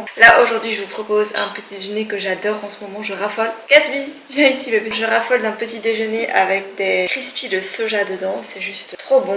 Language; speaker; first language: French; native; French